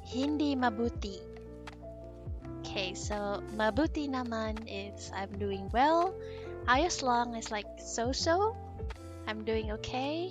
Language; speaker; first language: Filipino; non-native, learner; English